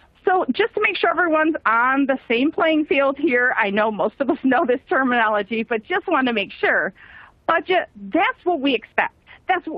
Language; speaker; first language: English; native; English